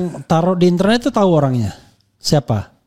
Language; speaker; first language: Indonesian; native; Indonesian